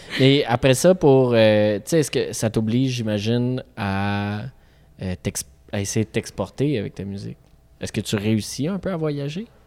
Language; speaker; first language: French; native; French